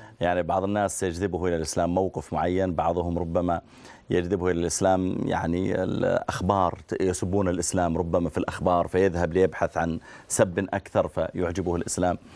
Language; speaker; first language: Arabic; native; Arabic